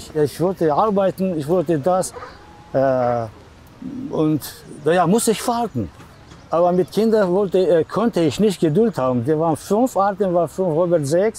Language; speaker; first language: German; non-native, learner; Armenian